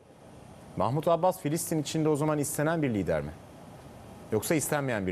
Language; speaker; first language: Turkish; native; Turkish